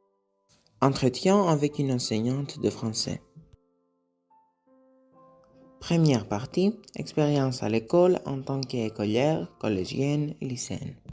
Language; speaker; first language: French; non-native, learner; Greek